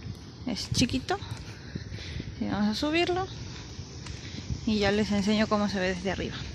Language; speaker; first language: Spanish; native; Spanish